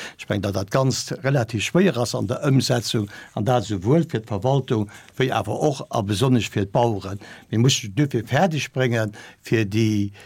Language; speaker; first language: Luxembourgish; native; Luxembourgish